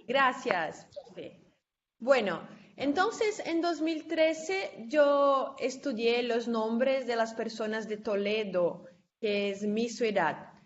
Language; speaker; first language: Spanish; non-native, fluent; Portuguese